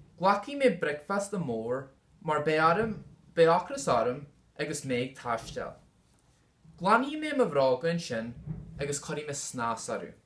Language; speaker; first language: Irish; non-native, local second language; English